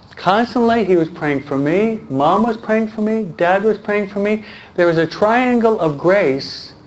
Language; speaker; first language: English; native; English